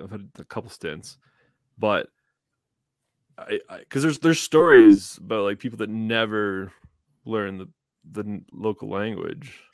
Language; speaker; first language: English; native; English